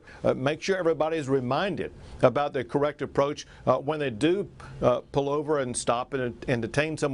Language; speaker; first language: English; native; English